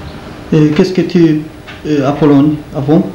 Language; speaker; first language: French; non-native, learner; Polish